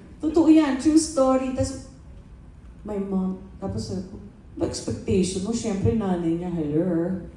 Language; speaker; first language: Filipino; native; Filipino